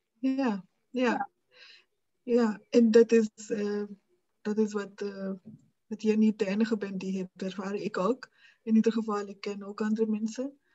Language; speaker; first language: Dutch; non-native, fluent; Punjabi